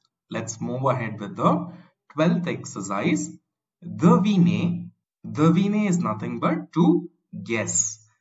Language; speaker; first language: English; non-native, local second language; Tamil